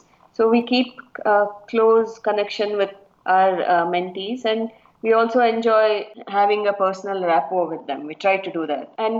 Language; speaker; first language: English; non-native, local second language; Kannada